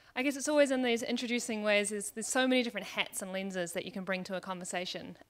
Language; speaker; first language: English; native; English